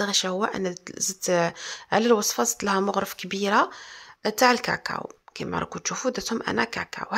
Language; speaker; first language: Arabic; native; Arabic